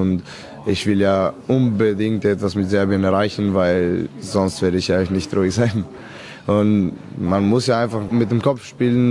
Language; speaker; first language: German; non-native, fluent; Serbian